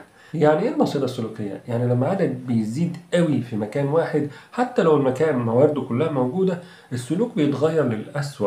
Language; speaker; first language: Arabic; native; Arabic